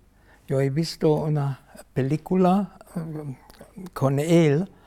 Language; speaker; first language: Spanish; non-native, fluent; German